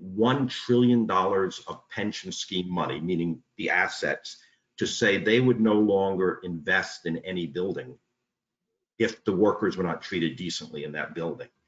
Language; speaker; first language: English; native; English